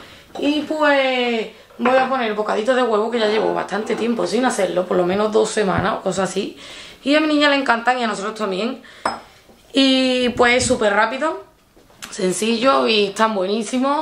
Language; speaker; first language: Spanish; native; Spanish